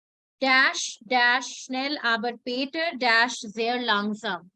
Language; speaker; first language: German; non-native, fluent; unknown